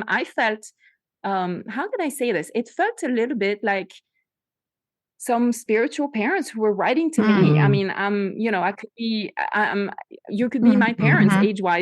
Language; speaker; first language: English; non-native, fluent; French